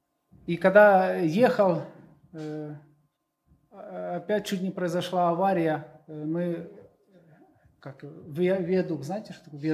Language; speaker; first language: Polish; non-native, learner; Russian